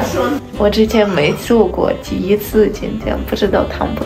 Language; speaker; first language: Chinese; non-native, fluent; Russian